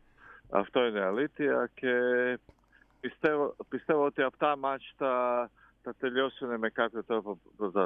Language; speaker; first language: Greek; non-native, fluent; Croatian